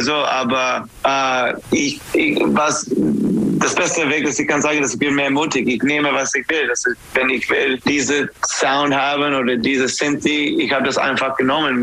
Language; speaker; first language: German; non-native, learner; English